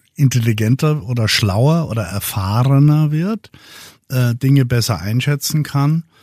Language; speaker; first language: German; native; German